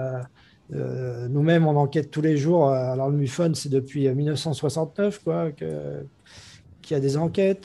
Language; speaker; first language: French; native; French